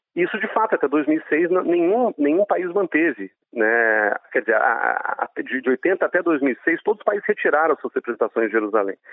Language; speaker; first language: Portuguese; non-native, fluent; Hebrew